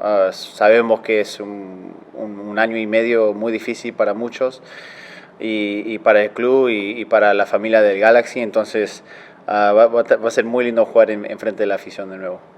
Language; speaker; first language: Spanish; early bilingual, heritage; Spanish